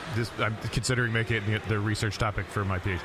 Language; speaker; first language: English; native; English